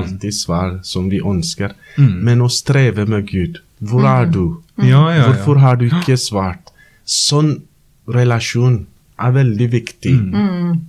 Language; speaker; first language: Norwegian; non-native, learner; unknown